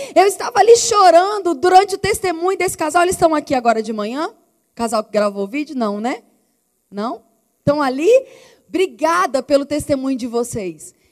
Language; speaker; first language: Portuguese; native; Portuguese